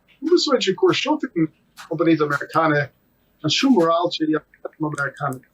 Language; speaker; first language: Albanian; non-native, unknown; English